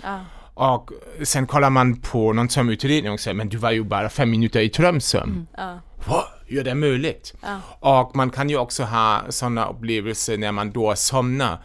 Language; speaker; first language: Swedish; non-native, fluent; German